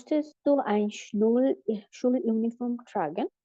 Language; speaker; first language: German; non-native, fluent; Bangla